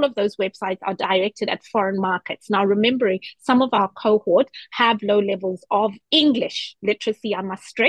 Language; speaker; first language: English; non-native, local second language; Shona